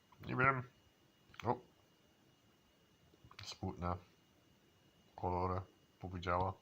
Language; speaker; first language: Polish; non-native, learner; English